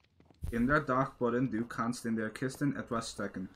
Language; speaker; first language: German; non-native, learner; English